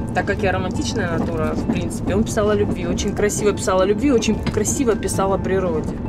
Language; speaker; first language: Russian; native; Russian